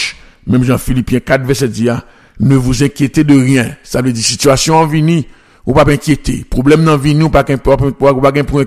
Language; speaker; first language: French; non-native, local second language; Haitian Creole